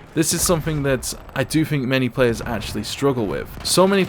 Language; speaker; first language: English; native; English